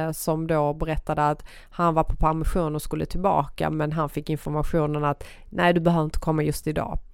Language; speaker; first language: Swedish; early bilingual, other home language; Persian